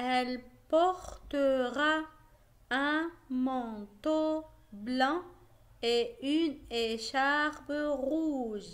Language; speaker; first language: French; non-native, local second language; Arabic